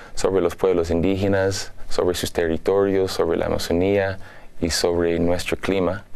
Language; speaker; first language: Spanish; non-native, fluent; English